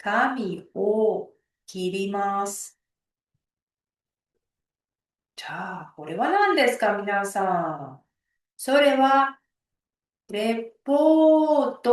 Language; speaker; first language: Japanese; non-native, fluent; Uzbek